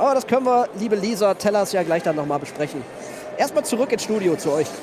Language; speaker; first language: German; native; German